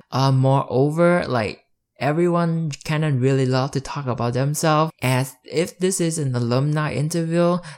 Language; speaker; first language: English; early bilingual, other home language; Vietnamese